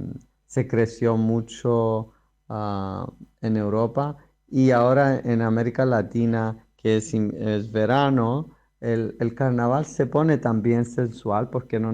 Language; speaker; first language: Spanish; non-native, fluent; Greek